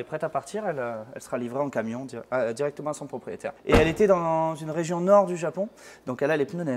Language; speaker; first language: French; native; French